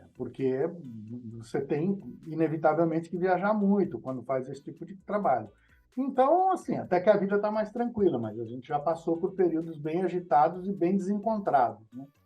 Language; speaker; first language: Portuguese; native; Portuguese